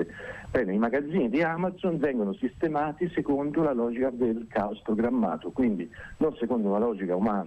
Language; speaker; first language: Italian; native; Italian